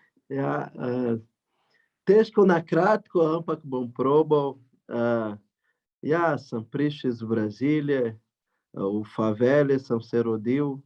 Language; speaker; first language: Slovenian; non-native, learner; Portuguese